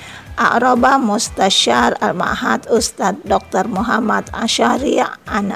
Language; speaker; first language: Arabic; non-native, fluent; Indonesian